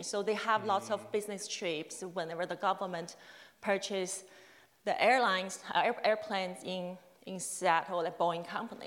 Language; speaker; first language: English; non-native, fluent; Chinese